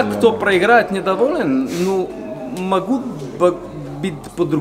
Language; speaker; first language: Russian; non-native, learner; Bulgarian